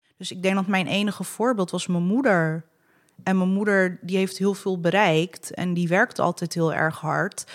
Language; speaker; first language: Dutch; early bilingual, other home language; Arabic